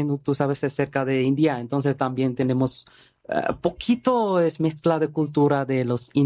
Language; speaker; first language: Spanish; non-native, learner; Bangla